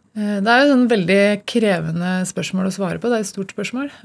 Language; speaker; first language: Norwegian; native; Norwegian